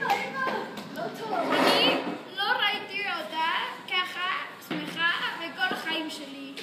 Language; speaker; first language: Hebrew; non-native, learner; Spanish